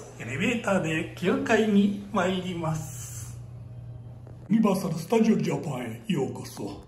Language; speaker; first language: Japanese; native; Japanese